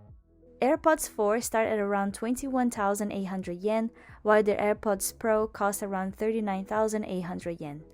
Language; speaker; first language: English; native; English